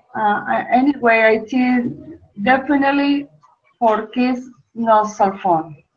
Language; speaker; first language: English; non-native, learner; Spanish